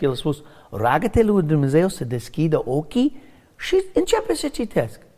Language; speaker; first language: Romanian; non-native, fluent; English